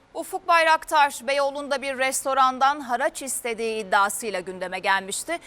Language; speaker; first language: Turkish; native; Turkish